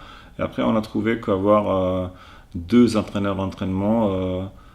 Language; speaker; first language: French; non-native, fluent; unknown